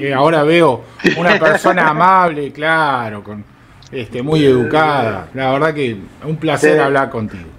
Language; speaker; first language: Spanish; native; Spanish